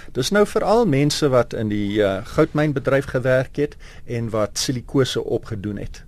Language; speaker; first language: Afrikaans; non-native, local second language; English